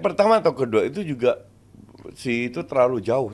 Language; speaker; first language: Indonesian; native; Indonesian